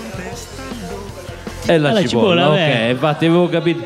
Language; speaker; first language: Italian; native; Italian